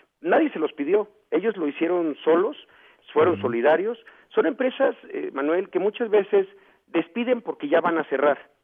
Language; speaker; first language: Spanish; native; Spanish